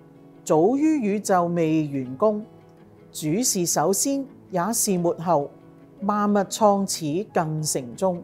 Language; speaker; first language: Chinese; native; Chinese